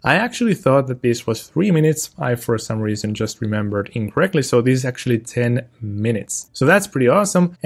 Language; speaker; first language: English; non-native, fluent; Finnish